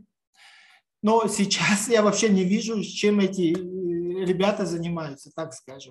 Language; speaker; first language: Russian; non-native, local second language; Tajik